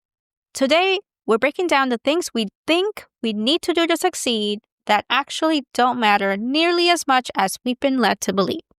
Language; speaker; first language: English; native; English